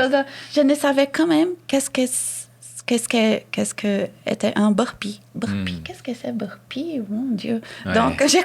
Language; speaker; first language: French; non-native, fluent; Portuguese